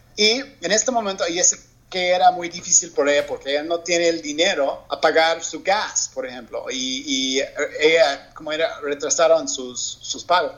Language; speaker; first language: Spanish; non-native, learner; English